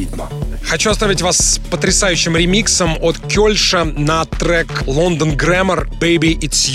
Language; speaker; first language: Russian; native; Russian